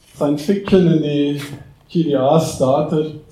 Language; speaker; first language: English; non-native, fluent; German